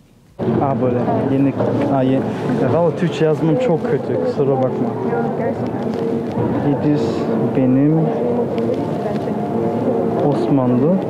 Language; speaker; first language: Turkish; early bilingual, heritage; Turkish